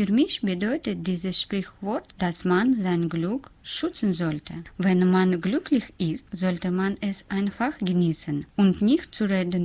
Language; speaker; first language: German; non-native, learner; Russian